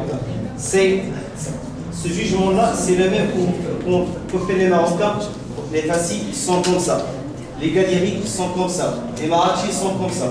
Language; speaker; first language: French; non-native, local second language; Arabic